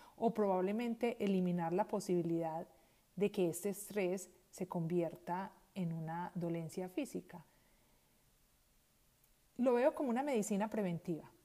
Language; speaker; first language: Spanish; native; Spanish